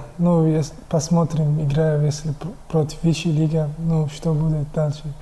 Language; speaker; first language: Russian; non-native, local second language; Tajik